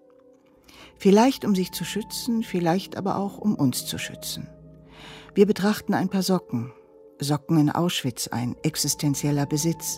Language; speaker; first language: German; native; German